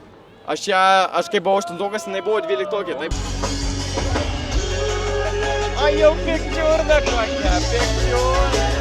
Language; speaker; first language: Lithuanian; native; Lithuanian